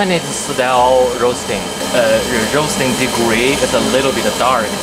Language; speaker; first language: English; non-native, learner; Chinese